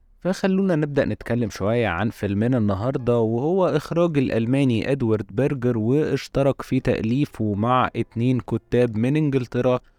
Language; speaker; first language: Arabic; native; Arabic